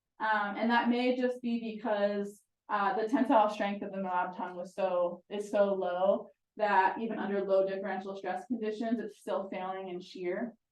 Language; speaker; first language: English; native; English